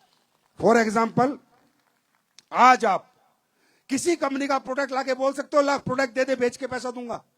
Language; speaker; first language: Hindi; native; Hindi